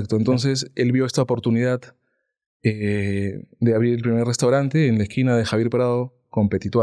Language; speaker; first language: Spanish; native; Spanish